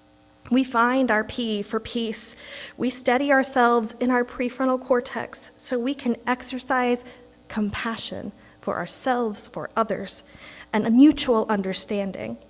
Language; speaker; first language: English; native; English